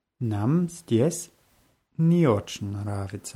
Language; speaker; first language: Russian; non-native, learner; German